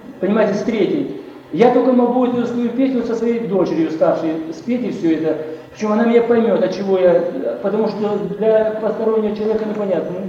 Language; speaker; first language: Russian; native; Russian